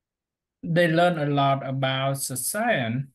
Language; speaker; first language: English; non-native, learner; Vietnamese